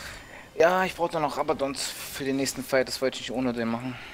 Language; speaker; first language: German; native; German